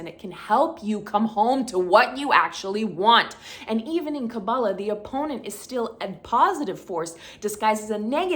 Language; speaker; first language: English; native; English